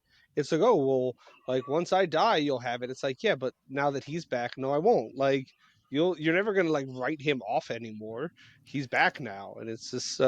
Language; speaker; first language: English; native; English